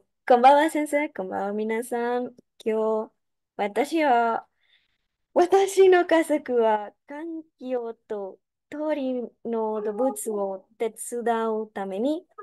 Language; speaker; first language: Japanese; non-native, learner; Spanish